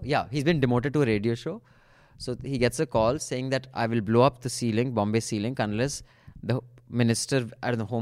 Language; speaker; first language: English; non-native, local second language; Hindi